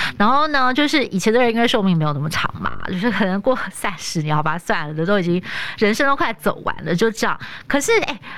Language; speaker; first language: Chinese; native; Chinese